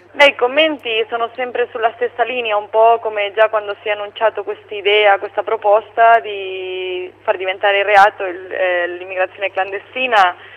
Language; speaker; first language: Italian; non-native, fluent; Spanish